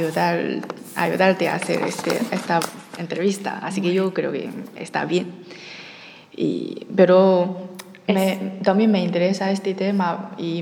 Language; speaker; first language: Spanish; non-native, learner; Chinese